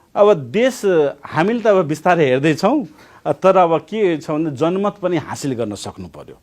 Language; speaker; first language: Nepali; non-native, local second language; Maithili